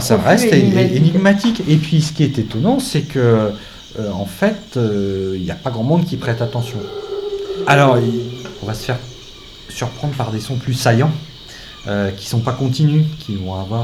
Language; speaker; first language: French; native; French